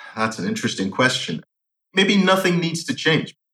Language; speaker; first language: English; non-native, local second language; Yoruba